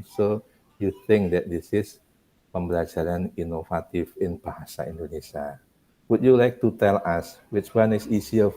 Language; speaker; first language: English; non-native, learner; Indonesian